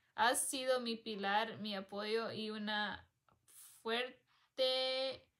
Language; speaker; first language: Spanish; early bilingual, other home language; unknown